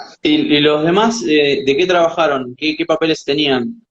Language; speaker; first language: Spanish; native; Spanish